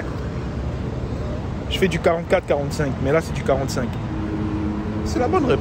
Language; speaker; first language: French; native; French